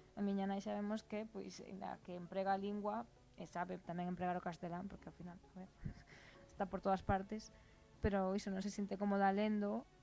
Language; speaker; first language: Galician; non-native, local second language; Spanish